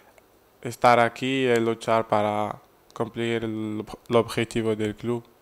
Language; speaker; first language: Spanish; non-native, fluent; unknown